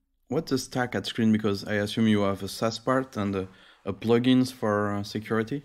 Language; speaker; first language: English; non-native, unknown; French